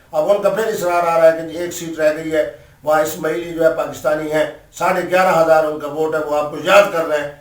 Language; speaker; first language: Urdu; non-native, local second language; Saraiki